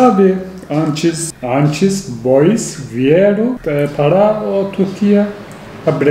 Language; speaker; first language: Portuguese; non-native, learner; Turkish